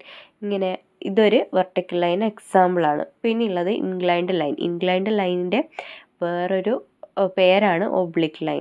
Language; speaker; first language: Malayalam; native; Malayalam